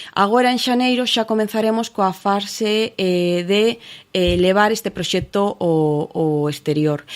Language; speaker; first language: Galician; native; Galician